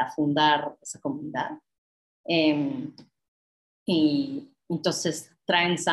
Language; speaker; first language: Spanish; non-native, fluent; English